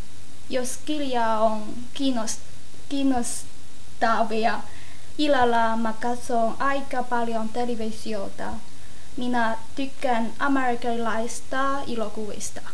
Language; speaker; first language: Finnish; non-native, learner; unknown